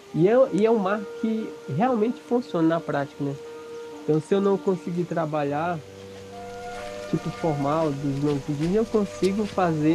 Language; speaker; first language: Portuguese; non-native, local second language; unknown